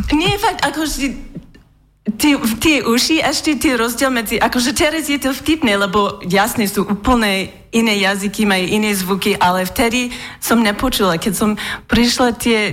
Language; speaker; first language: Slovak; non-native, learner; English